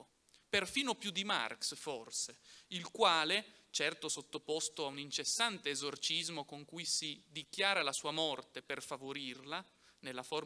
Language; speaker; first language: Italian; native; Italian